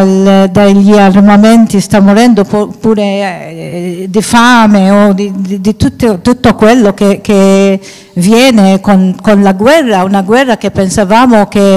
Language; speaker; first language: Italian; non-native, fluent; Maltese